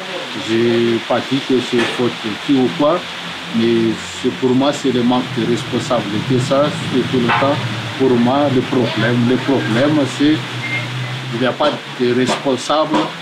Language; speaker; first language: French; non-native, local second language; Malagasy